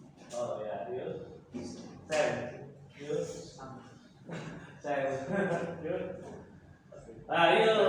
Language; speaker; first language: English; non-native, learner; Indonesian